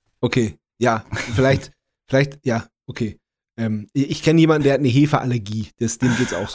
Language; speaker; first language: German; native; German